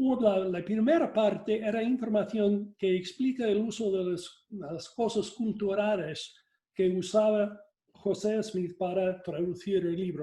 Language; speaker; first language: Spanish; non-native, fluent; English